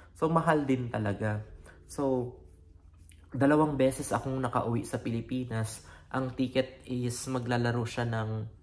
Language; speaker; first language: Filipino; native; Filipino